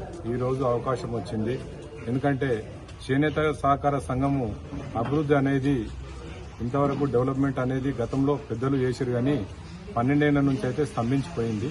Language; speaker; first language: Telugu; native; Telugu